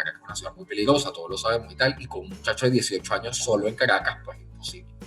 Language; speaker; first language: Spanish; native; Spanish